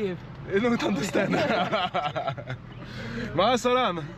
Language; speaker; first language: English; non-native, learner; French